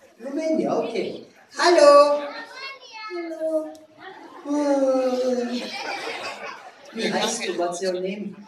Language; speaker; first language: English; non-native, learner; German